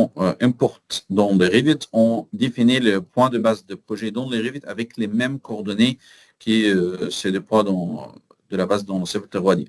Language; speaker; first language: French; non-native, learner; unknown